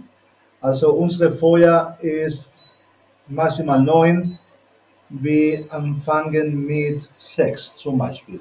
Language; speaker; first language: German; non-native, learner; Spanish